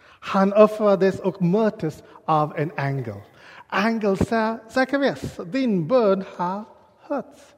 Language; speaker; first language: Swedish; non-native, learner; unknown